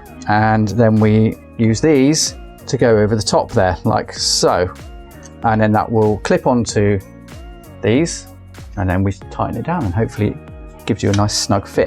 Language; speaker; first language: English; native; English